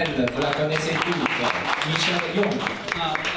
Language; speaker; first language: French; non-native, fluent; Chinese